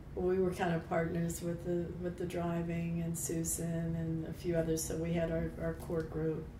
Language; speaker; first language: English; native; English